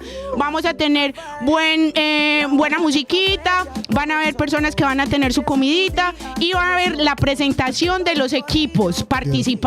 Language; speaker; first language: Spanish; native; Spanish